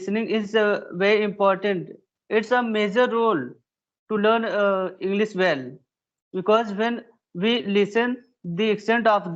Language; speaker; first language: English; non-native, learner; Hindi